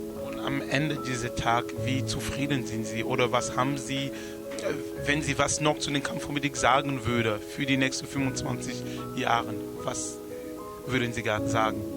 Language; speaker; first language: German; non-native, fluent; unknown